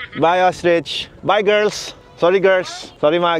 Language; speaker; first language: Filipino; native; Filipino